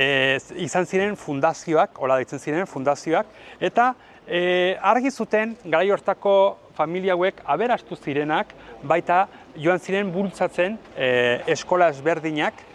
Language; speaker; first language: Basque; native; Basque